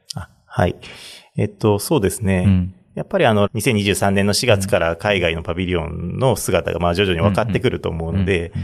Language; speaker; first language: Japanese; native; Japanese